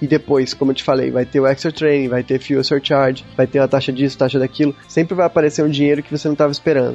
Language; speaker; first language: Portuguese; native; Portuguese